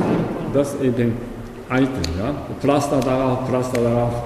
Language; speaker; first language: German; non-native, learner; Japanese